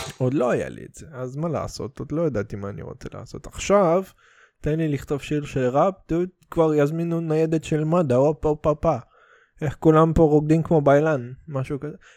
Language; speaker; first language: Hebrew; early bilingual, other home language; Russian